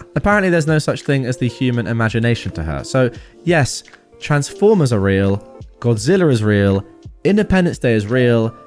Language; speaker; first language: English; native; English